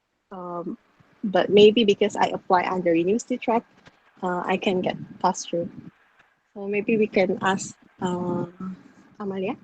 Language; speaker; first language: English; non-native, local second language; Malay